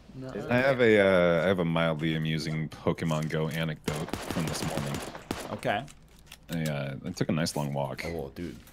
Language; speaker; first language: English; native; English